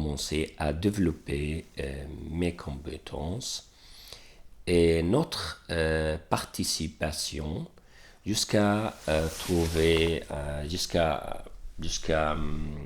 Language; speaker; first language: French; non-native, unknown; Arabic